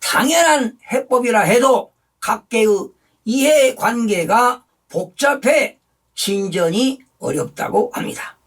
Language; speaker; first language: Korean; native; Korean